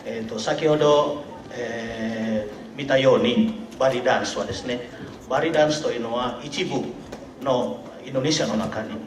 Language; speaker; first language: Japanese; non-native, learner; Indonesian